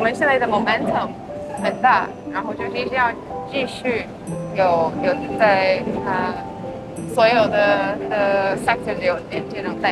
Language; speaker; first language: Chinese; early bilingual, heritage; Chinese